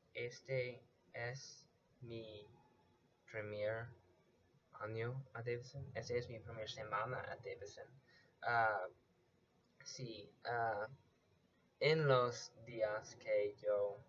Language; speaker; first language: Spanish; non-native, learner; English